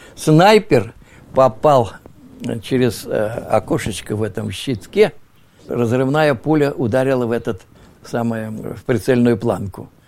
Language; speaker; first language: Russian; native; Russian